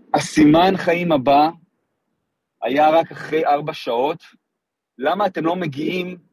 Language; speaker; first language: Hebrew; native; Hebrew